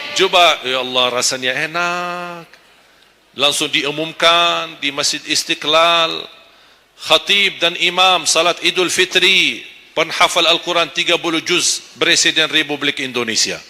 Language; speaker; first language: Malay; non-native, fluent; Arabic